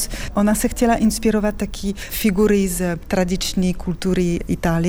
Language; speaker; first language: Czech; non-native, fluent; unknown